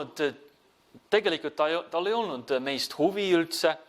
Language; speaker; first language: Estonian; non-native, fluent; English